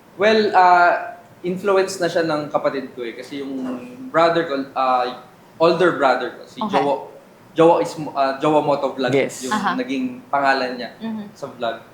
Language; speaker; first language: Filipino; native; Filipino